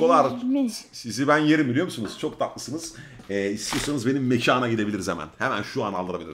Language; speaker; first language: Turkish; early bilingual, heritage; Turkish